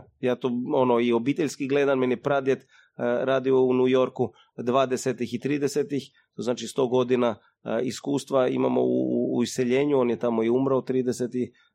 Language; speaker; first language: Croatian; early bilingual, heritage; Croatian